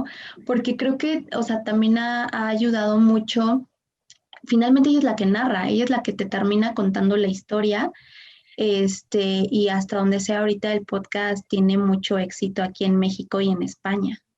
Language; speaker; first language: Spanish; native; Spanish